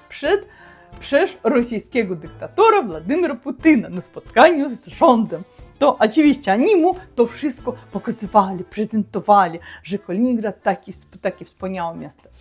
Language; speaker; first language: Polish; non-native, learner; Russian